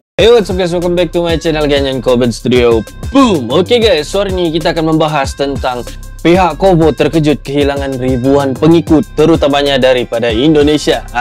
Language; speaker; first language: Malay; native; Malay